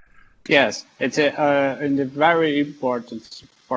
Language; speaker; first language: English; non-native, learner; Portuguese